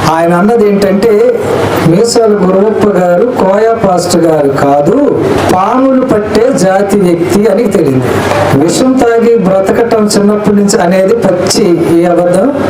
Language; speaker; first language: Telugu; non-native, local second language; Koya